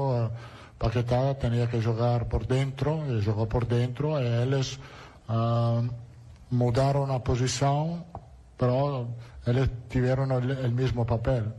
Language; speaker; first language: Portuguese; non-native, learner; Italian